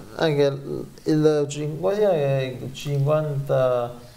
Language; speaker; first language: Italian; native; Italian